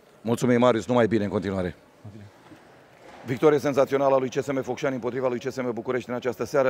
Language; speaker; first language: Romanian; native; Romanian